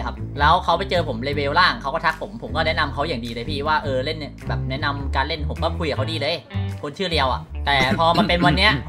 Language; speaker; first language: Thai; native; Thai